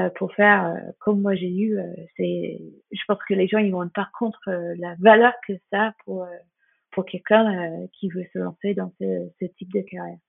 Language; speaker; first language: French; non-native, fluent; English